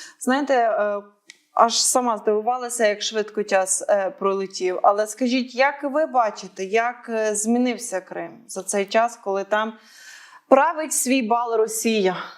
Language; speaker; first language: Ukrainian; native; Ukrainian